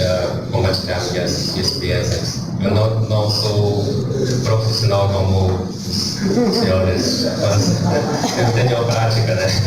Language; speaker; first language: Portuguese; non-native, learner; Chinese